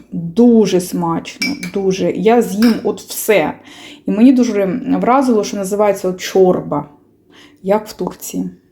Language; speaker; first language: Ukrainian; non-native, local second language; Russian